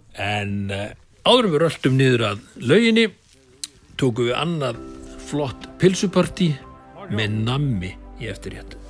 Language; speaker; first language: Icelandic; native; Icelandic